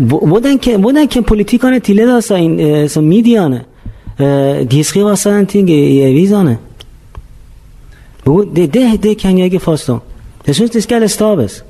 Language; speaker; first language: Danish; non-native, fluent; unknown